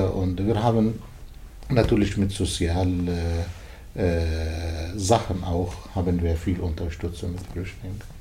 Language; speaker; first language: German; non-native, learner; Arabic